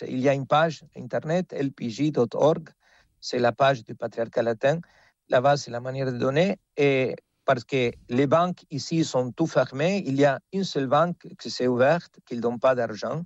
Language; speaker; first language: French; non-native, fluent; Spanish